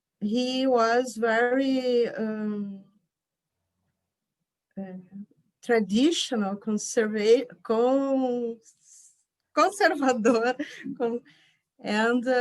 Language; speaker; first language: English; non-native, learner; Portuguese